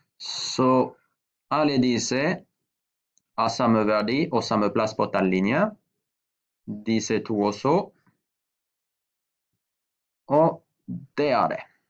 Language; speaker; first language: Norwegian; non-native, fluent; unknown